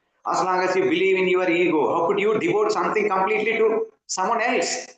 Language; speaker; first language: English; non-native, local second language; Tamil